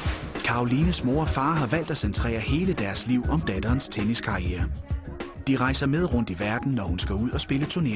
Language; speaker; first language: Danish; native; Danish